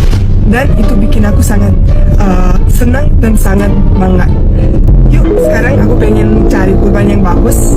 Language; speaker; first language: Indonesian; non-native, fluent; Bosnian